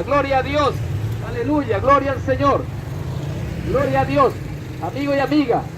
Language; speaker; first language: Spanish; native; Spanish